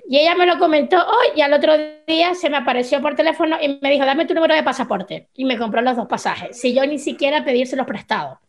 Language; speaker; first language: Spanish; native; Spanish